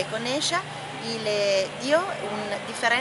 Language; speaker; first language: Spanish; non-native, fluent; Italian